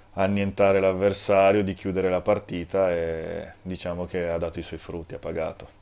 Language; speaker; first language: Italian; native; Italian